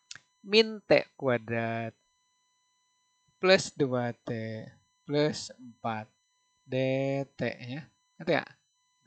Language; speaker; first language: Indonesian; native; Indonesian